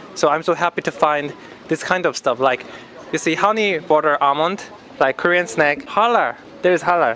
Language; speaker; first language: English; non-native, fluent; Korean